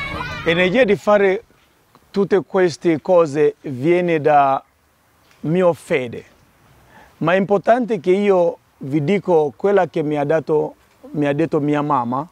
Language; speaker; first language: Italian; non-native, fluent; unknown